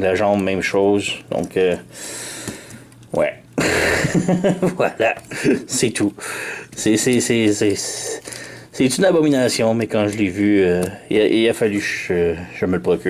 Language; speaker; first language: French; native; French